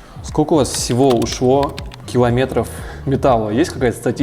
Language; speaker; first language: Russian; native; Russian